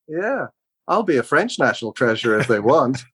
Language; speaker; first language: English; native; English